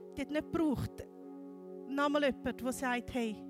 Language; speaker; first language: German; native; German